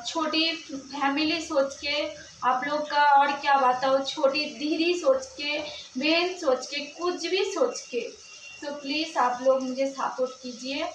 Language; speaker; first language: Hindi; non-native, local second language; Bangla